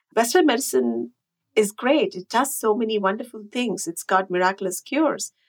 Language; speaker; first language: English; non-native, local second language; Tamil